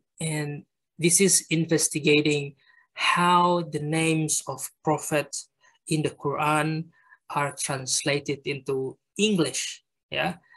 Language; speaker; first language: English; non-native, fluent; Indonesian